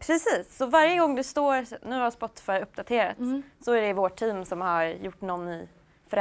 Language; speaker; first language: Swedish; native; Swedish